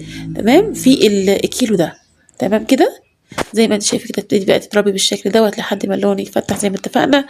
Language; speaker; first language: Arabic; native; Arabic